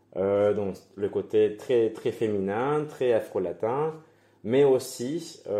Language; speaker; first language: French; non-native, fluent; Spanish